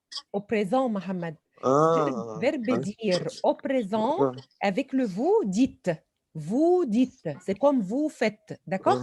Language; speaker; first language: French; non-native, local second language; Arabic